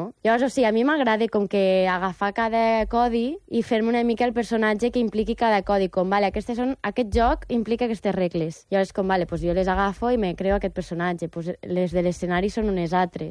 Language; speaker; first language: Catalan; native; Catalan